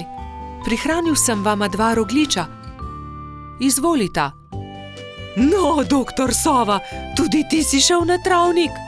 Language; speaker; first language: Slovenian; native; Slovenian